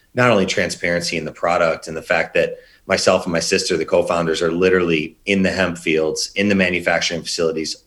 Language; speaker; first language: English; native; English